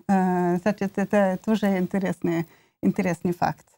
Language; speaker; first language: Russian; non-native, learner; Norwegian